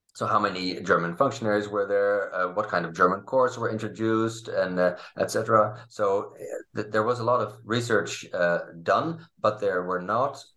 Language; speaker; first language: English; non-native, fluent; Dutch